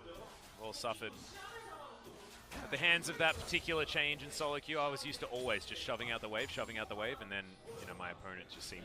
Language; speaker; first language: English; native; English